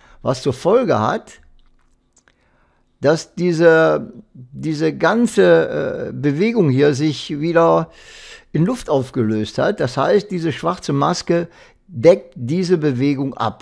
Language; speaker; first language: German; native; German